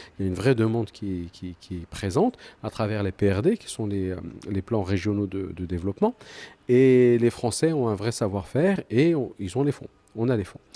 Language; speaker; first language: French; early bilingual, other home language; Arabic